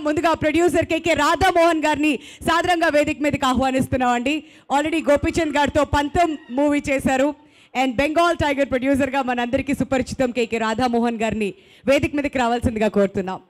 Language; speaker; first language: Telugu; native; Telugu